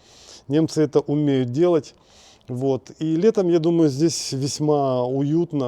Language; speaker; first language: Russian; native; Russian